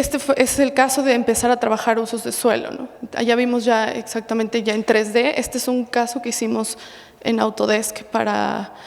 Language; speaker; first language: Spanish; native; Spanish